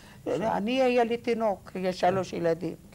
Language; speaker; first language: Hebrew; non-native, learner; Arabic